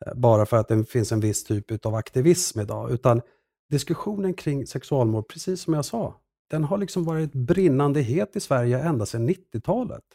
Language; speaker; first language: Swedish; early bilingual, other home language; Assyrian Neo-Aramaic